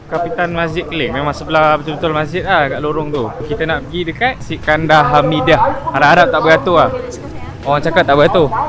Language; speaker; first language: Malay; native; Malay